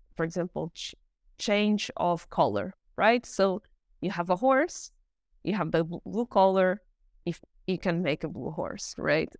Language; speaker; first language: English; non-native, fluent; Portuguese